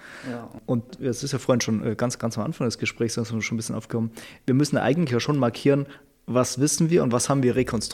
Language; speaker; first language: German; native; German